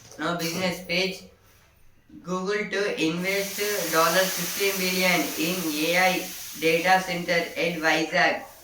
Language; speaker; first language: English; non-native, local second language; Telugu